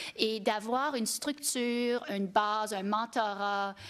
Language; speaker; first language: French; non-native, fluent; English